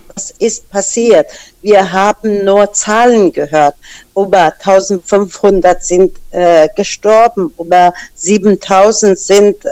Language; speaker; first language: German; non-native, fluent; Persian